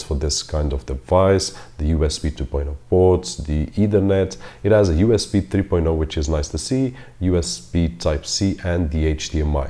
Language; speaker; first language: English; non-native, fluent; Portuguese